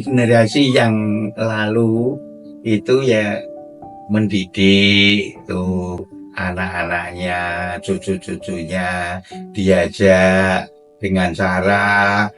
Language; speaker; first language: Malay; non-native, local second language; Javanese